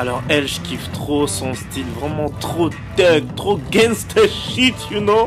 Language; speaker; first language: French; native; French